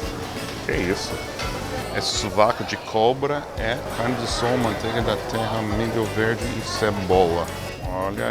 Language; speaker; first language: Portuguese; non-native, fluent; English